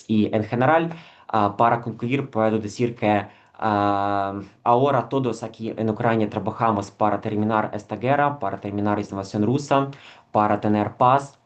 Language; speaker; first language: Spanish; non-native, fluent; Ukrainian